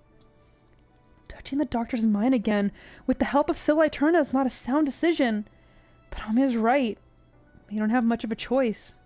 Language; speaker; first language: English; native; English